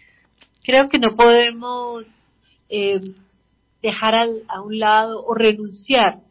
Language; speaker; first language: Spanish; native; Spanish